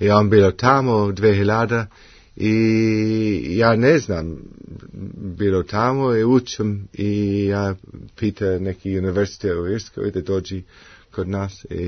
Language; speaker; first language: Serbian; non-native, learner; English